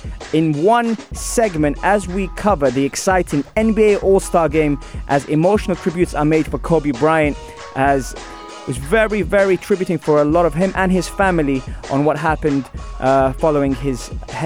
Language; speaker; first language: English; native; English